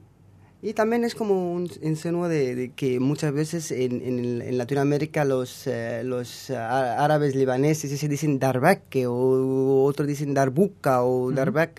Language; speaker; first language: Spanish; non-native, fluent; Arabic